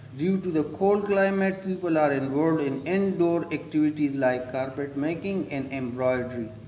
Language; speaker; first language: English; non-native, local second language; Urdu